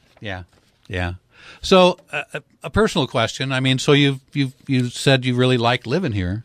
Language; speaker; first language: English; native; English